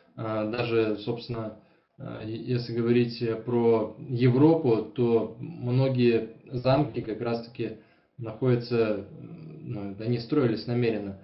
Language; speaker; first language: Russian; native; Russian